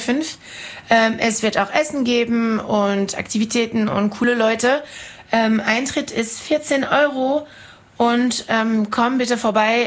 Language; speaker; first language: German; non-native, fluent; French